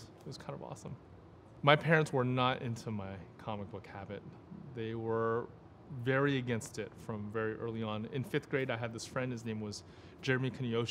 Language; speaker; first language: English; native; English